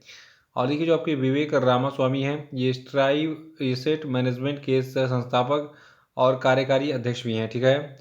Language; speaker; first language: Hindi; native; Hindi